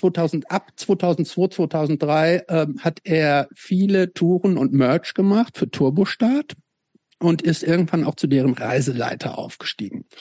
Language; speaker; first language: German; native; German